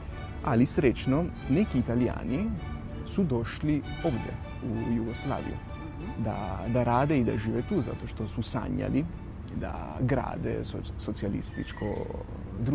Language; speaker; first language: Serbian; non-native, fluent; Italian